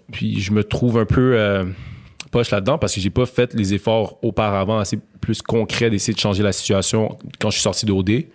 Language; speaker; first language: French; native; French